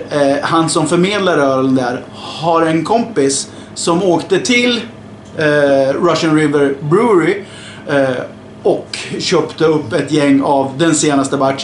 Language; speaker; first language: Swedish; native; Swedish